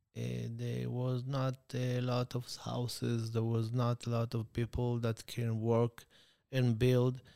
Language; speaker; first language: English; non-native, learner; Hebrew